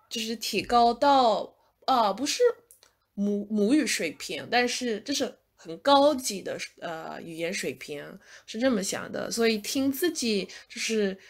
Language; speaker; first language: Chinese; non-native, fluent; English